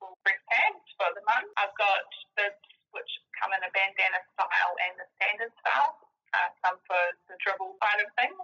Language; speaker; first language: English; native; English